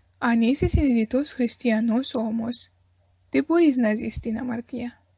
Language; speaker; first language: Greek; non-native, fluent; Romanian